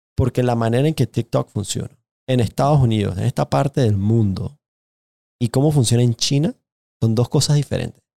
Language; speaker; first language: Spanish; native; Spanish